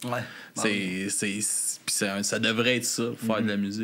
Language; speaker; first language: French; native; French